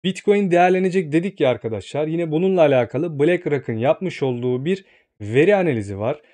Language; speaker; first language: Turkish; native; Turkish